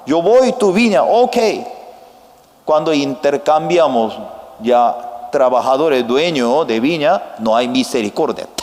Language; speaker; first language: Spanish; non-native, fluent; Korean